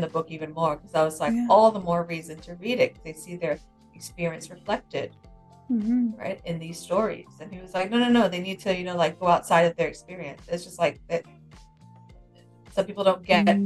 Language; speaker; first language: English; native; English